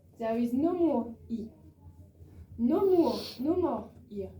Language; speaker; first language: English; non-native, learner; French